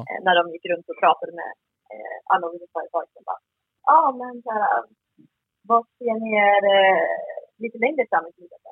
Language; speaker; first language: Swedish; native; Swedish